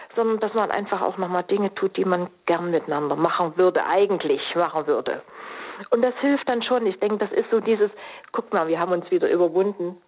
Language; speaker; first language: German; native; German